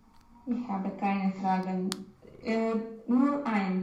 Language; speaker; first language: German; non-native, learner; Romanian